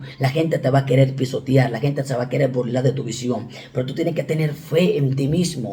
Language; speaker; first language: Spanish; native; Spanish